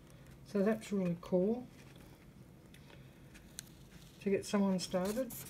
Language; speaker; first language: English; native; English